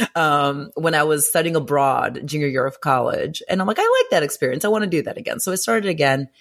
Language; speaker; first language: English; early bilingual, other home language; Greek